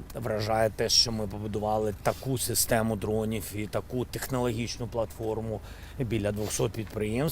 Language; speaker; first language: Ukrainian; non-native, local second language; Russian